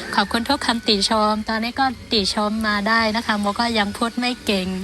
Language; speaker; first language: Thai; non-native, fluent; Shan